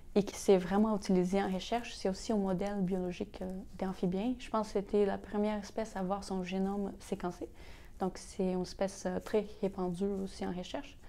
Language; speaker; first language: French; non-native, fluent; Portuguese